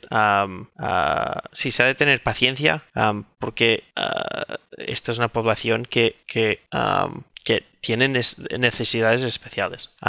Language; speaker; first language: Spanish; non-native, local second language; Catalan